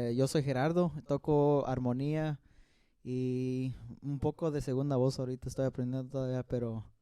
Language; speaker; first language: Spanish; early bilingual, other home language; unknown